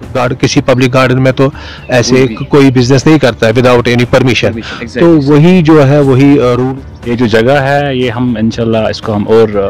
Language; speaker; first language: Hindi; non-native, local second language; Kashmiri